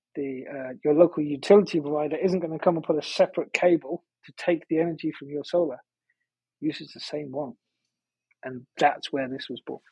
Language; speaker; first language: English; native; English